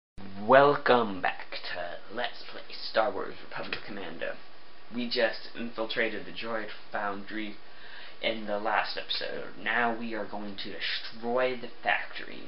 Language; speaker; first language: English; native; English